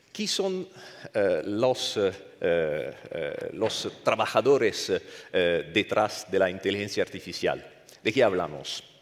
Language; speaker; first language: Spanish; non-native, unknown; Italian